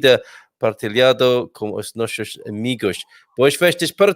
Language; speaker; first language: Portuguese; non-native, learner; English